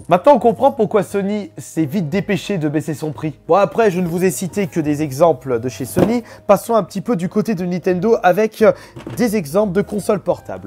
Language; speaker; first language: French; native; French